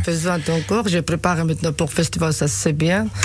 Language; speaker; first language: French; non-native, learner; Georgian